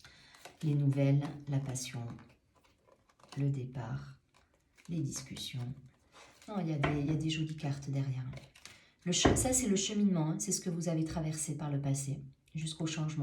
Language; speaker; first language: French; native; French